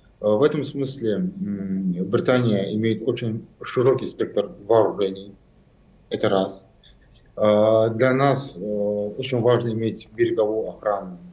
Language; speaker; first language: Russian; non-native, local second language; Azerbaijani